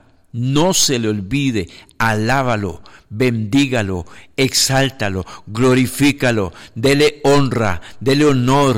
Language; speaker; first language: Spanish; native; Spanish